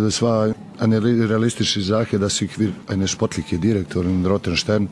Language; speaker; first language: German; non-native, learner; Serbian